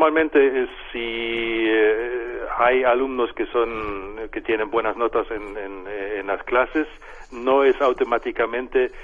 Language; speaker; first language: Spanish; non-native, fluent; German